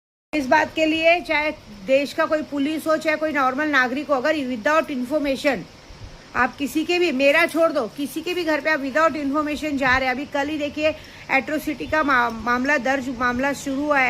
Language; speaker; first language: Hindi; native; Hindi